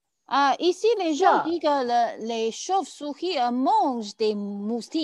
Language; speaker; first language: French; non-native, learner; Chinese